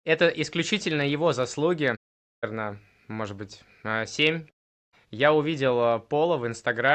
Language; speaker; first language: Russian; native; Russian